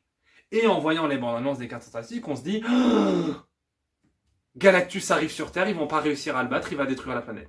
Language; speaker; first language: French; native; French